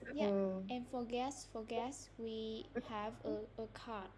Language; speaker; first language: English; non-native, learner; Vietnamese